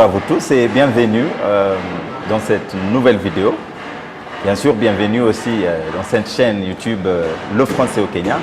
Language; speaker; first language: French; non-native, fluent; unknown